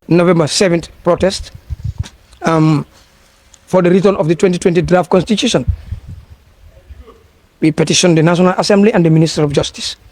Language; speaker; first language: English; non-native, local second language; Fula